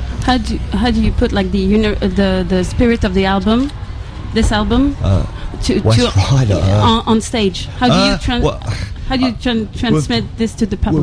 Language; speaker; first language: English; non-native, fluent; French